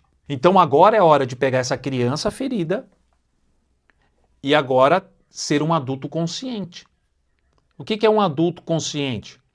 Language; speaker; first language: Portuguese; native; Portuguese